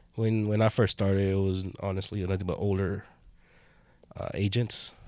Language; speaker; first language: English; native; English